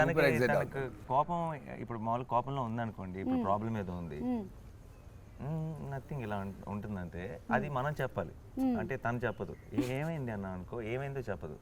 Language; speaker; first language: Telugu; native; Telugu